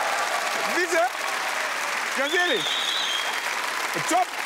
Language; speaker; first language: German; native; German